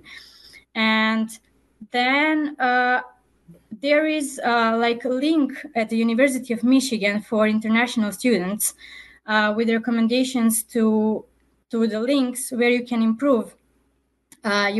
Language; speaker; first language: English; non-native, fluent; Serbian